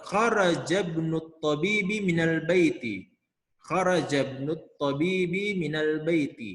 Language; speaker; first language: Arabic; non-native, fluent; Indonesian